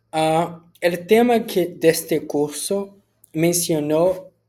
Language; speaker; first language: Spanish; early bilingual, other home language; Portuguese